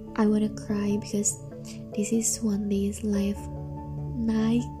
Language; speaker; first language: English; non-native, learner; Indonesian